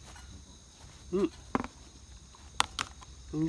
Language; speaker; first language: Japanese; native; Japanese